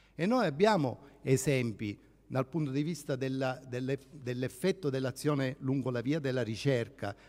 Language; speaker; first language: Italian; native; Italian